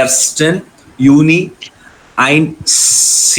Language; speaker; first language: German; non-native, learner; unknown